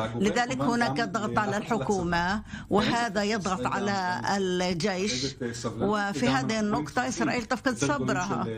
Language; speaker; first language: Arabic; non-native, fluent; Hebrew